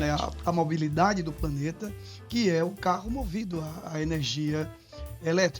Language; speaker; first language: Portuguese; native; Portuguese